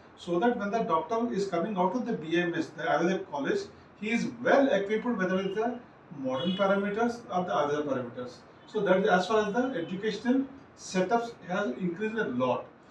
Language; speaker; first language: English; non-native, local second language; Telugu